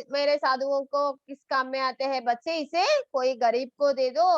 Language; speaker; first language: Hindi; non-native, local second language; Telugu